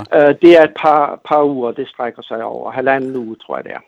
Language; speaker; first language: Danish; native; Danish